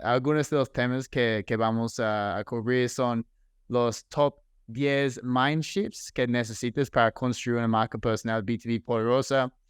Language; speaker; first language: Spanish; non-native, fluent; English